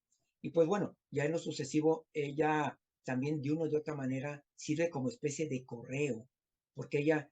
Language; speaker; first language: Spanish; native; Spanish